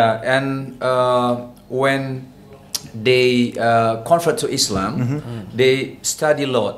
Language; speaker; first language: English; non-native, learner; Indonesian